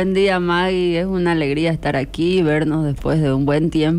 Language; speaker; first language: Spanish; native; Spanish